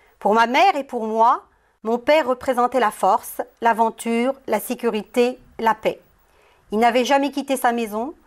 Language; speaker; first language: French; non-native, local second language; Arabic